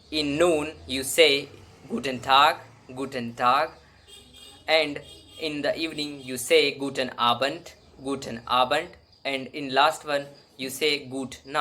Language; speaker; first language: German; non-native, local second language; Hindi